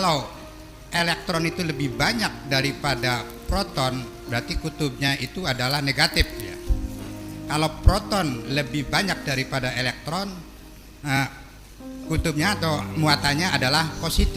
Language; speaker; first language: Indonesian; non-native, local second language; Javanese